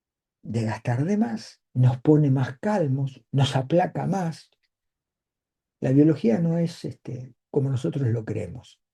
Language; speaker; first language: Spanish; native; Spanish